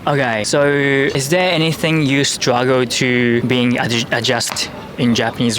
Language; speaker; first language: English; non-native, learner; Japanese